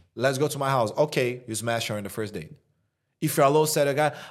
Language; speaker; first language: English; non-native, fluent; Portuguese